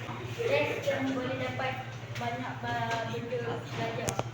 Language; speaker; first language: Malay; non-native, local second language; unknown